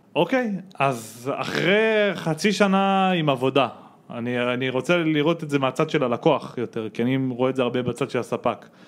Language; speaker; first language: Hebrew; native; Hebrew